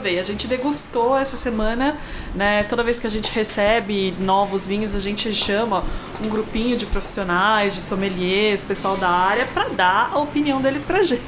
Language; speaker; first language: Portuguese; native; Portuguese